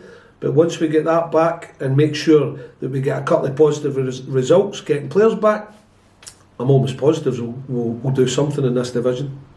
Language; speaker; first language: English; native; English